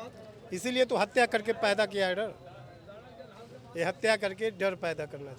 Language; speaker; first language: Hindi; native; Hindi